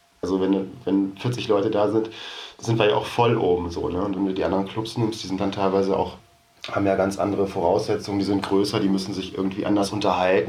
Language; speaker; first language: German; native; German